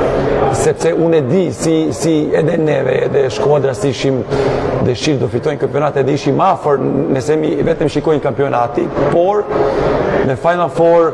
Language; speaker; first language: Albanian; non-native, learner; Serbian